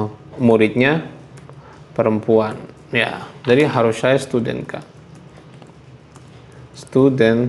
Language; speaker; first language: Indonesian; non-native, local second language; Javanese